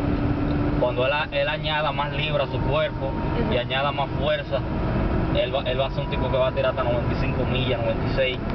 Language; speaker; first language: Spanish; native; Spanish